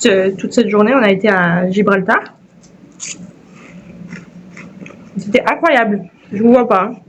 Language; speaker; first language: French; native; French